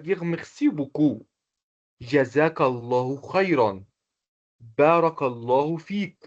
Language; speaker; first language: French; non-native, local second language; Comorian